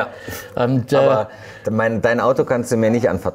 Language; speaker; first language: German; native; German